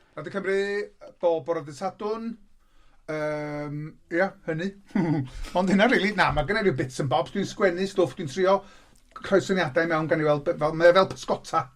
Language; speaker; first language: Welsh; native; Welsh